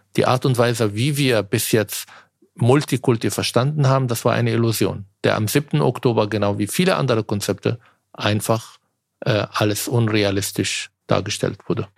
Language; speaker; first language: German; non-native, fluent; Arabic